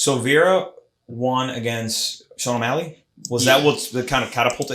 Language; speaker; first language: English; native; English